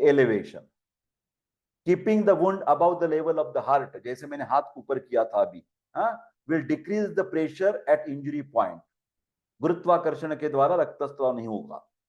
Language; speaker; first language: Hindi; non-native, local second language; Marathi